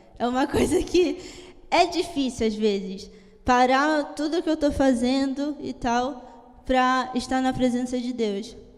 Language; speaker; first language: Portuguese; early bilingual, heritage; Italian